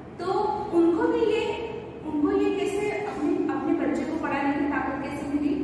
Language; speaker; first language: Hindi; non-native, local second language; Marathi